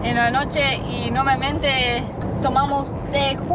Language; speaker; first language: Spanish; non-native, learner; English